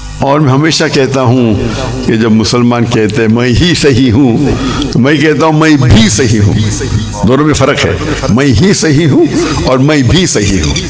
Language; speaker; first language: Urdu; non-native, local second language; Hindi